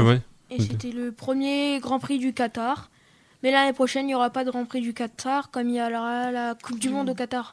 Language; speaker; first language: French; native; French